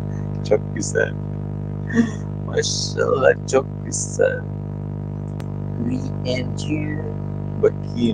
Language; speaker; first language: Turkish; non-native, learner; Filipino